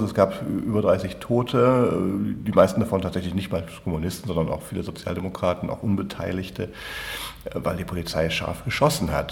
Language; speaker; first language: German; native; German